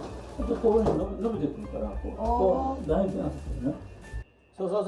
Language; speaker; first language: Japanese; native; Japanese